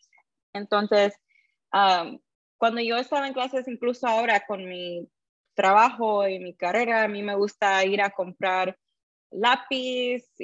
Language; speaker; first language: Spanish; early bilingual, heritage; Spanish